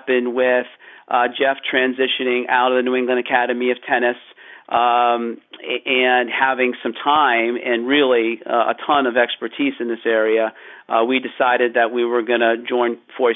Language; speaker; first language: English; native; English